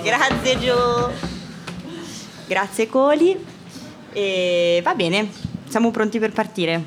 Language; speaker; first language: Italian; native; Italian